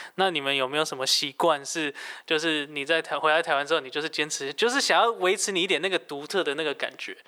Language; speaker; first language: Chinese; native; Chinese